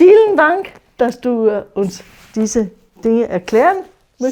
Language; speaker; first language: German; non-native, fluent; Danish